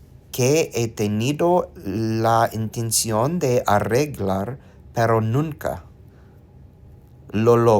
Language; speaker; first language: Spanish; non-native, learner; English